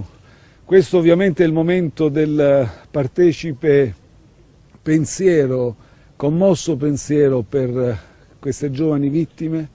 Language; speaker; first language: Italian; native; Italian